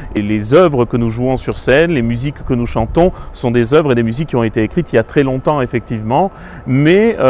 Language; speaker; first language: French; native; French